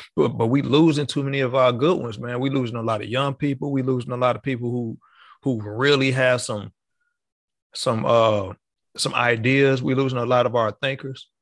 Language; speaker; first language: English; native; English